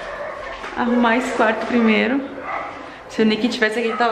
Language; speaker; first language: Portuguese; native; Portuguese